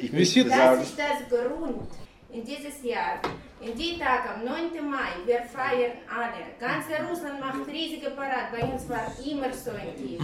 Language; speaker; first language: German; non-native, learner; Russian